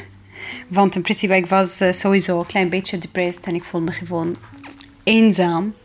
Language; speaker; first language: Dutch; non-native, fluent; Arabic